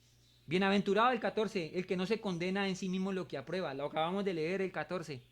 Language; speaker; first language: Spanish; native; Spanish